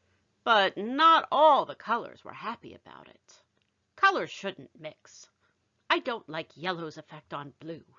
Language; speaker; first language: English; native; English